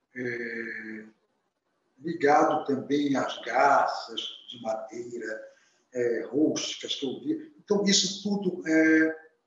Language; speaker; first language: Portuguese; native; Portuguese